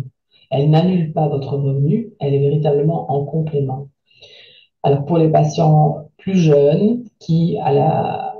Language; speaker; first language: French; native; French